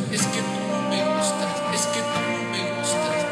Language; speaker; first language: Spanish; native; Spanish